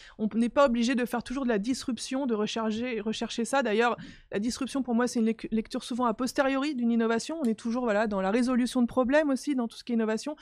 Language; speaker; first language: French; native; French